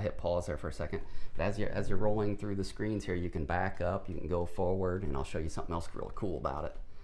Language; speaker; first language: English; native; English